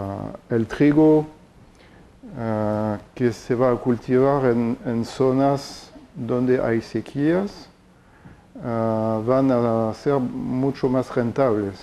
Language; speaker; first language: Spanish; non-native, fluent; French